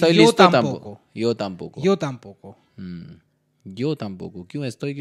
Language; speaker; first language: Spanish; non-native, learner; Hindi